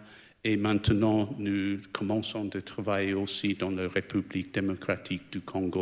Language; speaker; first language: French; non-native, fluent; English